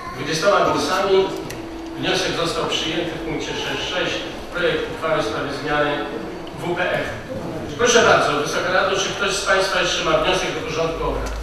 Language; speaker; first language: Polish; native; Polish